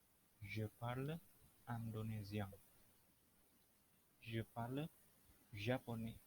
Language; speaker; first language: French; non-native, fluent; Indonesian